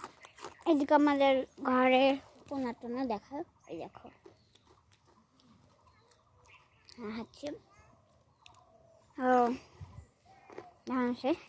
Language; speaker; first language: Bangla; native; Bangla